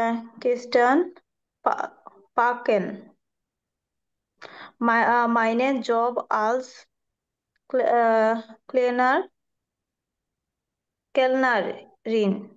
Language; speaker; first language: German; non-native, learner; Bangla